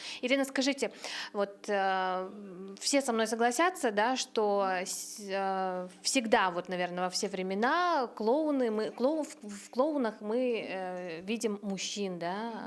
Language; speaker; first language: Russian; native; Russian